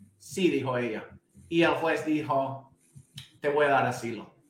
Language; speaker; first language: Spanish; non-native, fluent; English